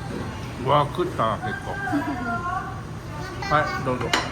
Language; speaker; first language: Japanese; native; Japanese